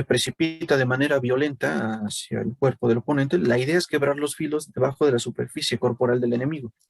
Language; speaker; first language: Spanish; native; Spanish